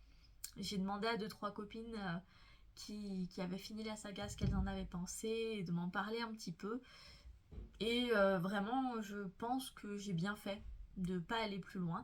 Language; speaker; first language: French; native; French